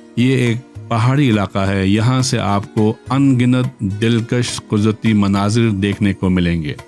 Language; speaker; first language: Urdu; non-native, local second language; Balti